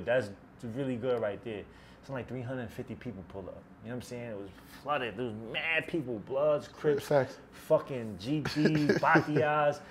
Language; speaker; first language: English; native; English